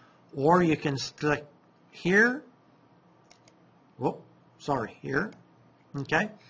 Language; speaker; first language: English; non-native, fluent; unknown